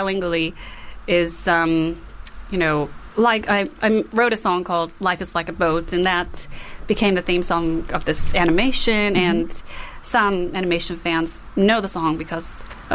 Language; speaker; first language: English; non-native, fluent; Japanese